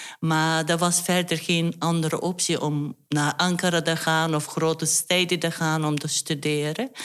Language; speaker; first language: Dutch; non-native, fluent; Turkish